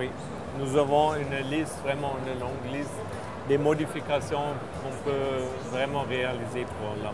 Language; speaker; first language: French; non-native, fluent; German